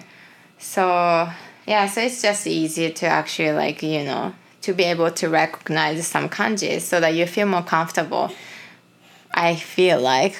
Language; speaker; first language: English; non-native, fluent; Japanese